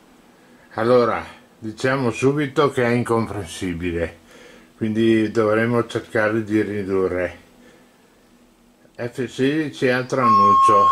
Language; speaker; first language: Italian; native; Italian